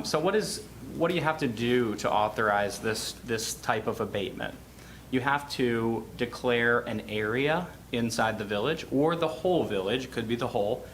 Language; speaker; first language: English; native; English